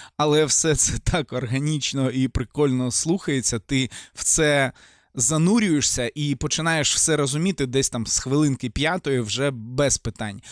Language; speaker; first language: Ukrainian; native; Ukrainian